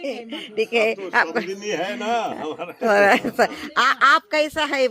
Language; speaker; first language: Hindi; non-native, learner; Telugu